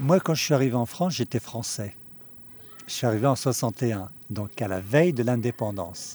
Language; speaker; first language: French; early bilingual, other home language; Kabyle